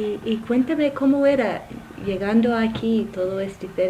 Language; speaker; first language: Spanish; non-native, fluent; English